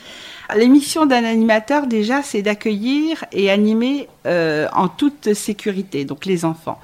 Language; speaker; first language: French; native; French